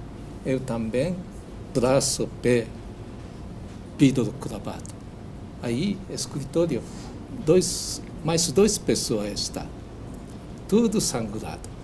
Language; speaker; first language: Portuguese; non-native, learner; Japanese